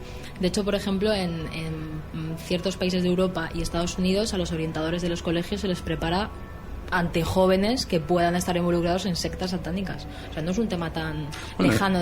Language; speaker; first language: Spanish; native; Spanish